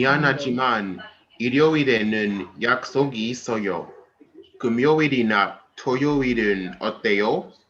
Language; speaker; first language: Korean; non-native, learner; English